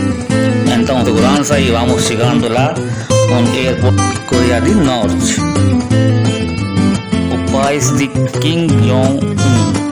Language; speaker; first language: Portuguese; non-native, learner; Hindi